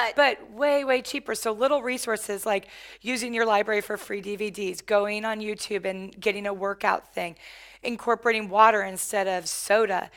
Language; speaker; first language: English; native; English